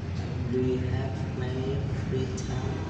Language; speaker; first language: English; non-native, learner; Vietnamese